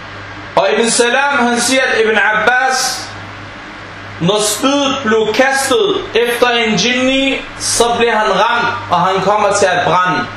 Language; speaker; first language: Danish; non-native, fluent; Arabic